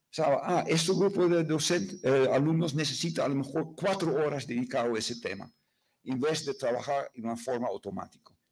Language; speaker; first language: Spanish; non-native, fluent; Dutch